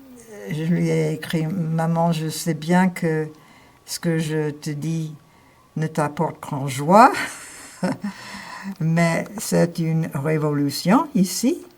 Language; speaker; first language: French; non-native, fluent; English